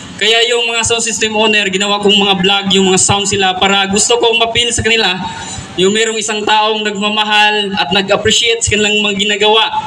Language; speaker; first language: Filipino; non-native, local second language; Cebuano